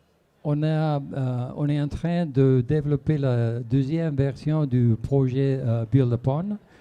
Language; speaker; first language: French; non-native, fluent; Spanish